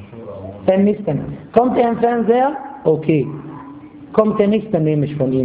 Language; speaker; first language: German; non-native, fluent; Arabic